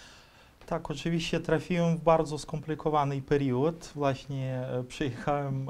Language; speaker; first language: Polish; non-native, fluent; Ukrainian